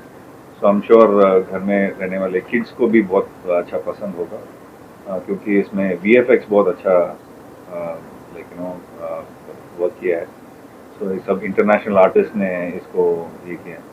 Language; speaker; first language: Hindi; non-native, local second language; Tamil